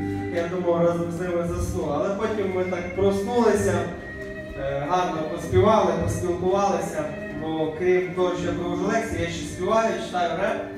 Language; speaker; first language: Ukrainian; native; Ukrainian